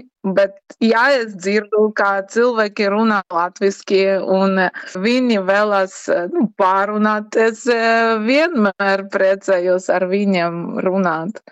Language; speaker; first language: Latvian; non-native, learner; Ukrainian